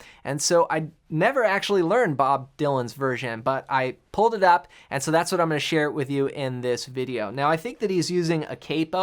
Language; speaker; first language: English; native; English